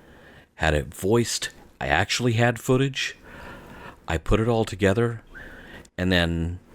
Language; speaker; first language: English; native; English